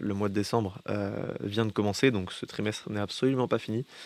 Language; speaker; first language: French; native; French